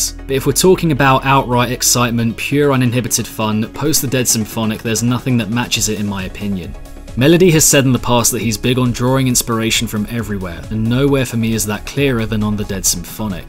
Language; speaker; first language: English; native; English